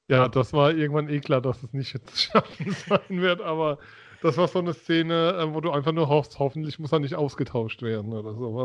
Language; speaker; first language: German; native; German